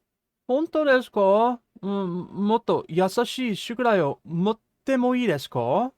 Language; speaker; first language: Japanese; non-native, fluent; English